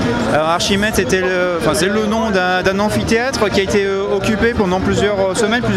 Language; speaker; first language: French; native; French